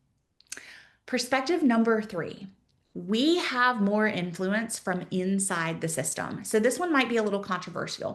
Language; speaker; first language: English; native; English